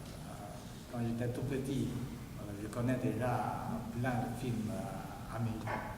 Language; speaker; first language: French; non-native, fluent; Chinese